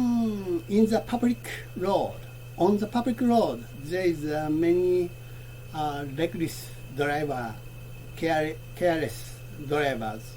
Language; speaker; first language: English; non-native, learner; Japanese